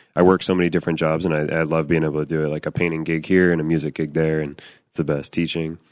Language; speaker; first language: English; native; English